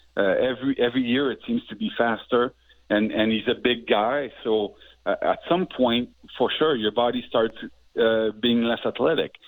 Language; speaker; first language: English; native; English